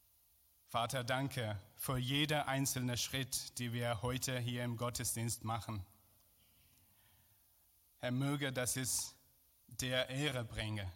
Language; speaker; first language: German; non-native, fluent; Persian